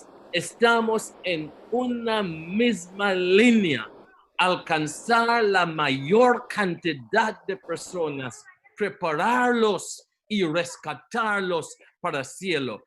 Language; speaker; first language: Spanish; non-native, learner; English